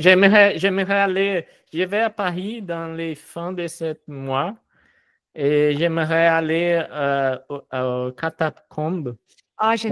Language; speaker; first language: French; non-native, fluent; Portuguese